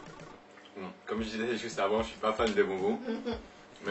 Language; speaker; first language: French; native; French